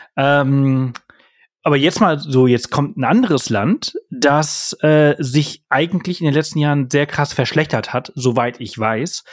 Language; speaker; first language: German; early bilingual, heritage; German